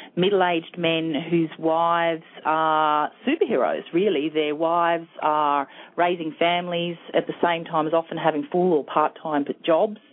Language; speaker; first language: English; native; English